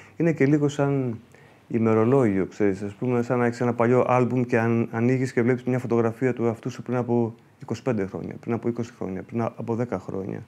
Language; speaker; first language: Greek; early bilingual, heritage; Greek